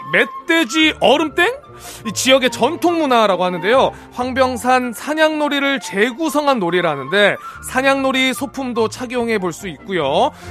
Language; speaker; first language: Korean; native; Korean